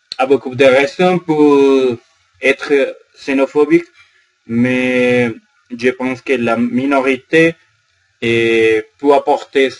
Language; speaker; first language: French; non-native, learner; Spanish